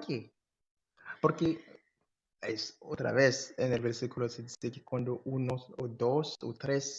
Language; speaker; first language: Spanish; non-native, fluent; English